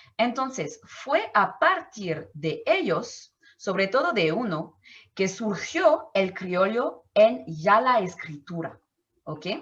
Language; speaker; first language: Spanish; non-native, fluent; French